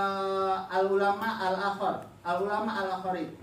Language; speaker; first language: Arabic; non-native, fluent; Indonesian